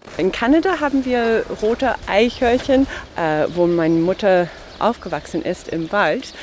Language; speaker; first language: German; non-native, fluent; English